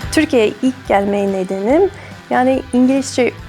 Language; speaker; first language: Turkish; non-native, learner; English